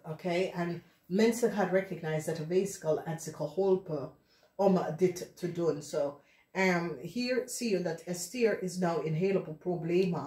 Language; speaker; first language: Dutch; non-native, learner; English